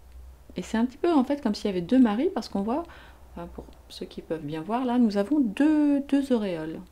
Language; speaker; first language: French; native; French